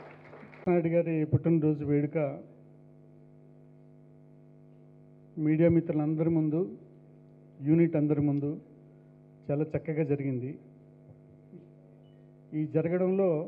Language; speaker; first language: Telugu; native; Telugu